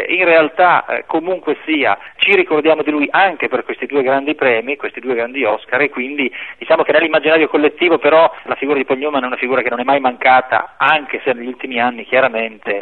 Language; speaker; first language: Italian; native; Italian